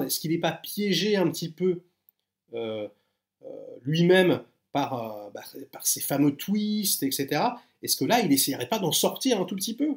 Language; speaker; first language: French; native; French